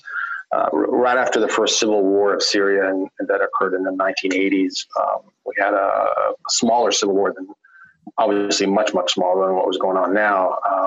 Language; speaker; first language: English; non-native, fluent; Arabic